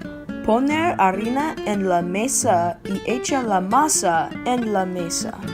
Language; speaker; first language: Spanish; non-native, learner; English